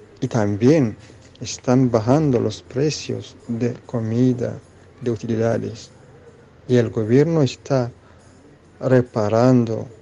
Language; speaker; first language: Spanish; non-native, learner; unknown